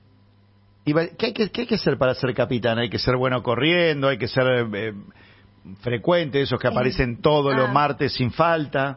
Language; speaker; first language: Spanish; native; Spanish